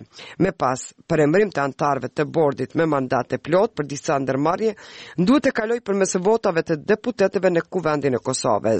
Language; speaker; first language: Albanian; native; Albanian